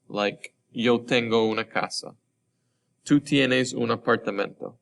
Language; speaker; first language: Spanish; non-native, fluent; English